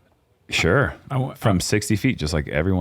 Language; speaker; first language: English; native; English